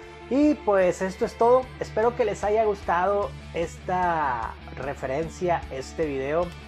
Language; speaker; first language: Spanish; native; Spanish